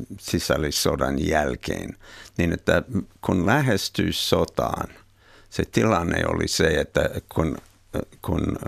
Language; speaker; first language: Finnish; non-native, fluent; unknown